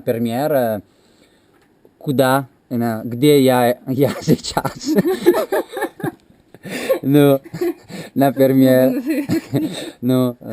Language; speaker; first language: Russian; non-native, learner; Italian